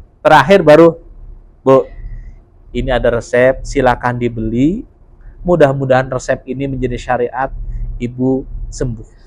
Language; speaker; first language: Indonesian; non-native, local second language; Javanese